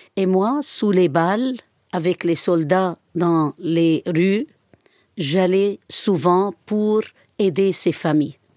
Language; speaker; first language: French; non-native, fluent; Arabic